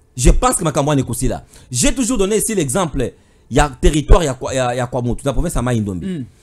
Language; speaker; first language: French; non-native, local second language; Lingala